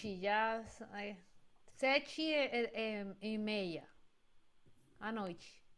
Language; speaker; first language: Portuguese; non-native, learner; Spanish